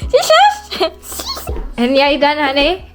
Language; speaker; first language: Dutch; non-native, learner; Cebuano